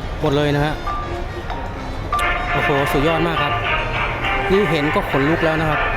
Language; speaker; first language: Thai; native; Thai